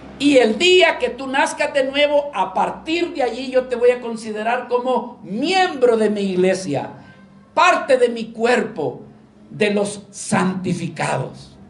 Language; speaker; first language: Spanish; native; Spanish